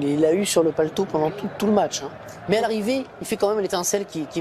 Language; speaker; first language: French; native; French